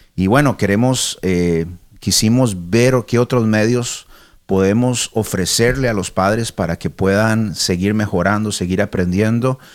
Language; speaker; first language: Spanish; early bilingual, heritage; Spanish